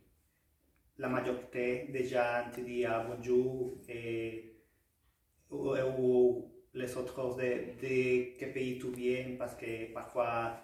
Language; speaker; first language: French; non-native, learner; Spanish